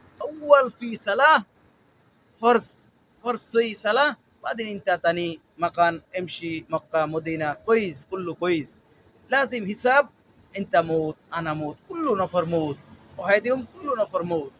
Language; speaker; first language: Arabic; non-native, learner; Bangla